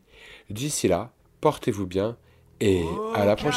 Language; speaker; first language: French; native; French